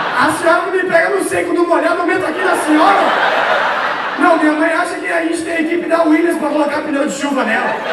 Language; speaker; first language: Portuguese; native; Portuguese